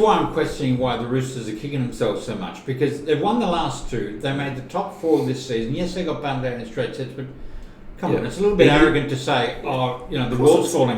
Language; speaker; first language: English; native; English